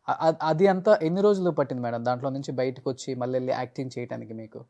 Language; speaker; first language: Telugu; native; Telugu